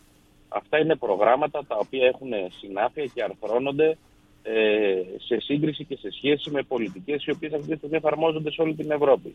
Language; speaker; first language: Greek; native; Greek